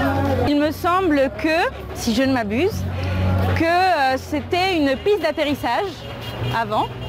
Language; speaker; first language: French; native; French